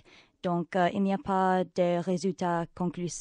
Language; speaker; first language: French; non-native, local second language; English